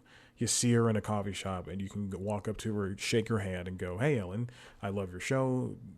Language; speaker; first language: English; native; English